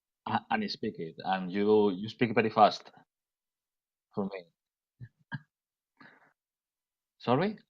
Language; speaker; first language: English; non-native, learner; Catalan